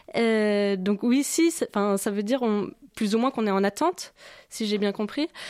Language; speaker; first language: French; native; French